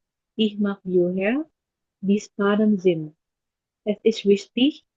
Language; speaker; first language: German; non-native, learner; Indonesian